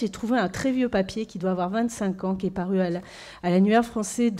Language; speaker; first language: French; native; French